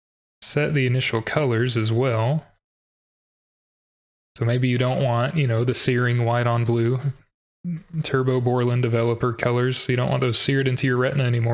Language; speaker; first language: English; native; English